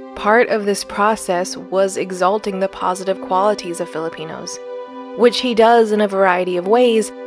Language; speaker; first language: English; early bilingual, other home language; Filipino